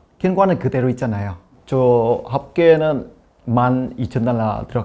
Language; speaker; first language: Korean; non-native, learner; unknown